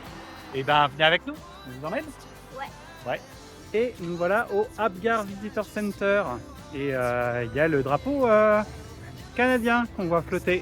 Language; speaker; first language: French; native; French